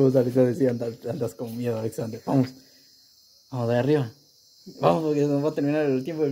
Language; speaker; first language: Spanish; native; Spanish